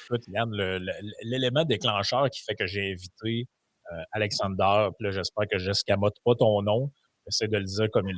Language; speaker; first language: French; native; French